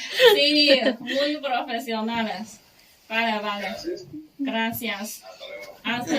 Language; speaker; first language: Spanish; non-native, learner; Chinese